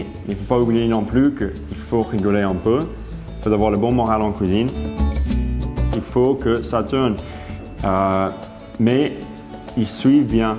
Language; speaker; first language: French; non-native, fluent; English